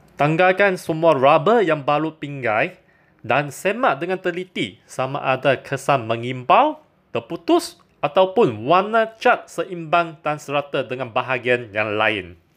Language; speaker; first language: Malay; non-native, local second language; Chinese